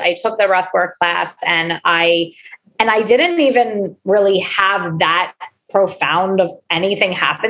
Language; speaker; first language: English; native; English